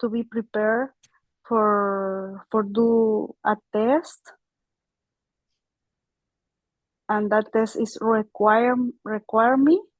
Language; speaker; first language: English; non-native, learner; Spanish